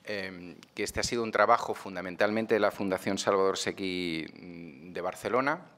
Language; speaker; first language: Spanish; non-native, local second language; Catalan